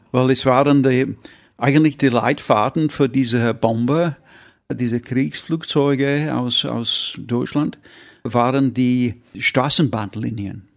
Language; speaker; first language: German; non-native, fluent; English